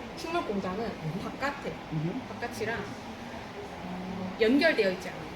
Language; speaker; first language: Korean; native; Korean